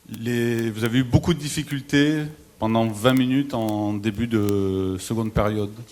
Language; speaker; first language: French; native; French